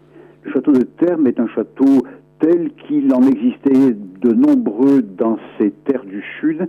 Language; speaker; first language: French; native; French